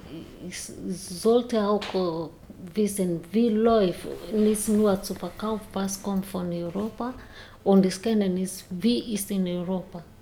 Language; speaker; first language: German; non-native, learner; Swahili